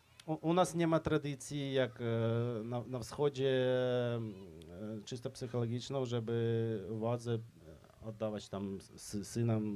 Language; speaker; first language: Polish; non-native, fluent; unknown